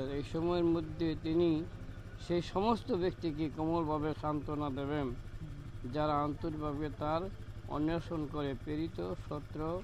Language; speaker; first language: Bangla; non-native, fluent; Chinese